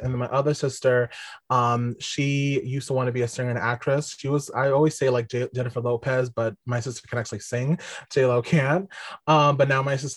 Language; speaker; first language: English; native; English